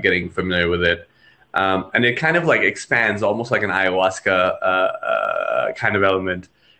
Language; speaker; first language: English; non-native, local second language; Nepali